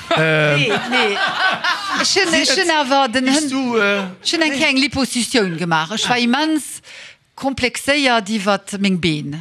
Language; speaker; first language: Luxembourgish; early bilingual, heritage; Luxembourgish